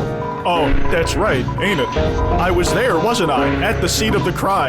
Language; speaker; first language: English; native; English